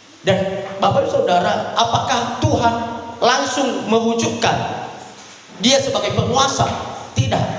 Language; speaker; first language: Indonesian; native; Indonesian